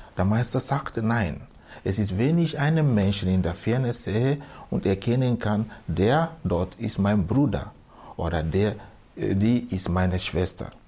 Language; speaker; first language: German; non-native, fluent; Igbo